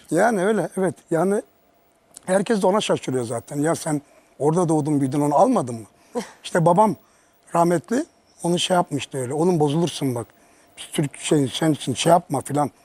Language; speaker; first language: Turkish; early bilingual, heritage; Turkish